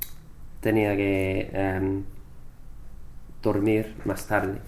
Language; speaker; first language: Spanish; non-native, fluent; English